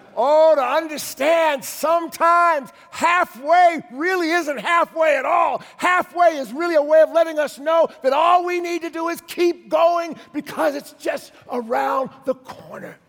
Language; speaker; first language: English; native; English